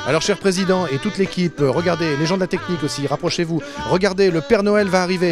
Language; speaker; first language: French; native; French